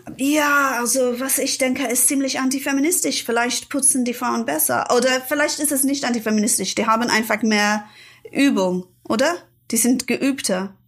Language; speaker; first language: German; non-native, fluent; English